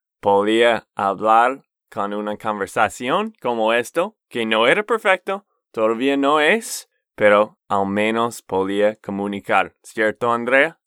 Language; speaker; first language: Spanish; non-native, fluent; English